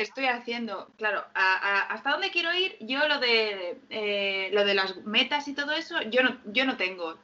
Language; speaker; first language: Spanish; native; Spanish